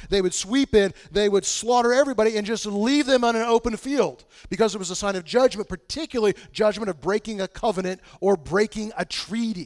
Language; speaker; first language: English; native; English